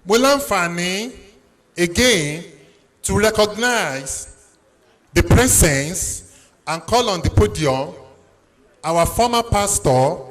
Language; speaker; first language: English; non-native, local second language; Yoruba